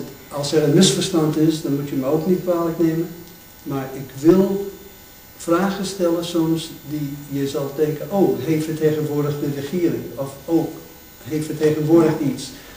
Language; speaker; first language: Dutch; non-native, fluent; English